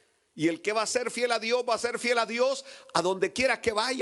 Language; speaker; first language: Spanish; native; Spanish